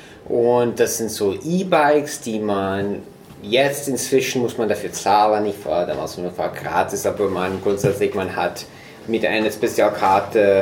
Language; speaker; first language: German; non-native, fluent; English